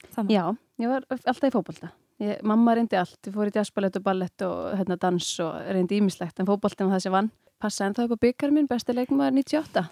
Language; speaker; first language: Icelandic; native; Icelandic